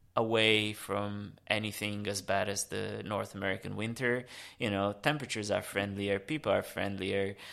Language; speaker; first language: English; early bilingual, other home language; Romanian